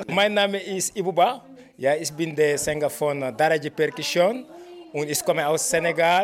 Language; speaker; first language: German; non-native, learner; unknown